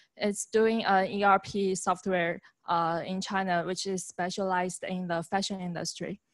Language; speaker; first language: English; non-native, fluent; Chinese